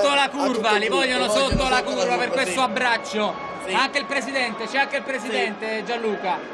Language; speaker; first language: Italian; native; Italian